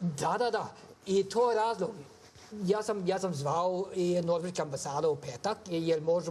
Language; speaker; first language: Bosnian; non-native, fluent; Norwegian